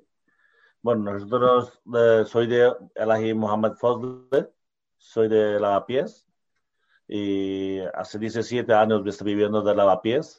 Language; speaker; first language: Spanish; non-native, learner; Bangla